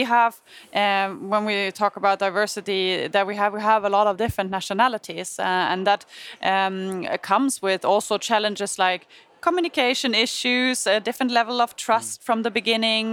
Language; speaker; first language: English; non-native, fluent; German